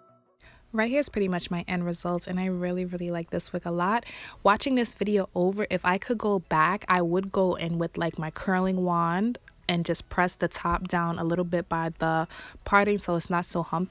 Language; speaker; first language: English; native; English